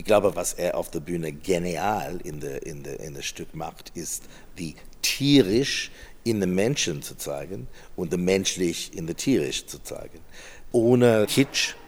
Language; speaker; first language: German; non-native, fluent; English